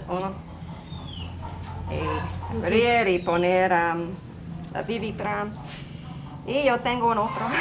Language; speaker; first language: Spanish; non-native, learner; English